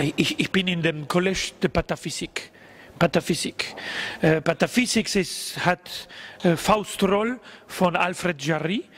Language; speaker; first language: German; non-native, learner; Spanish